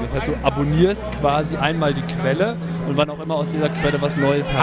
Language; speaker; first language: German; native; German